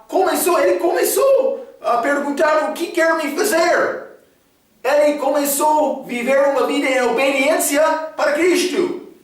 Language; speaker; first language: Portuguese; non-native, fluent; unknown